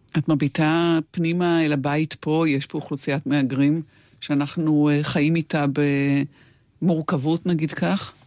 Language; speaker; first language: Hebrew; native; Hebrew